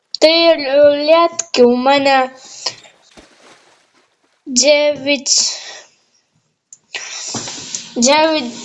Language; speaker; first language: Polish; non-native, learner; Ukrainian